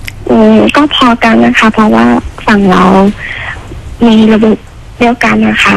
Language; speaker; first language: Thai; non-native, fluent; Khmer